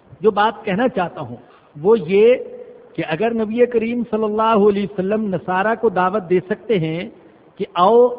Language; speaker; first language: Urdu; non-native, local second language; Punjabi